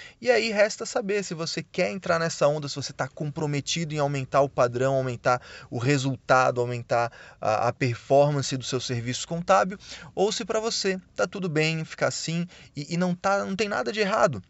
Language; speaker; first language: Portuguese; native; Portuguese